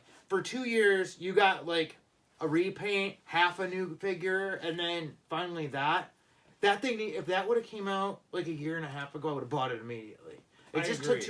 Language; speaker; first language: English; native; English